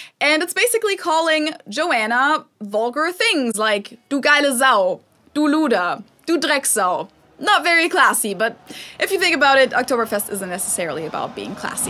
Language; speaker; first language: English; non-native, fluent; German